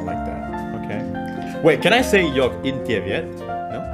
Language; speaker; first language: English; non-native, fluent; Indonesian